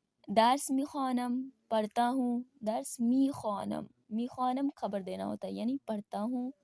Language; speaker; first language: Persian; non-native, fluent; Urdu